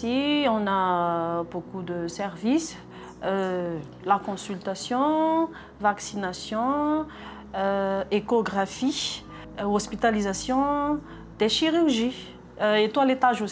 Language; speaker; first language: French; non-native, local second language; Malagasy